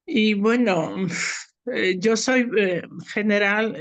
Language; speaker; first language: Spanish; non-native, fluent; Polish